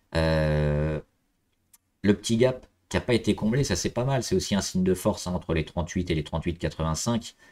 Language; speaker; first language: French; native; French